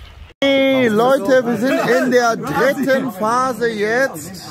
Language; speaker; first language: German; non-native, fluent; Korean